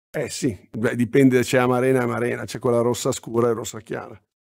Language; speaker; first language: Italian; native; Italian